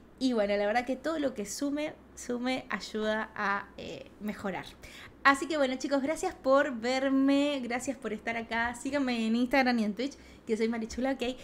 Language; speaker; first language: Spanish; native; Spanish